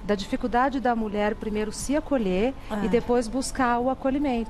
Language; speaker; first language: Portuguese; native; Portuguese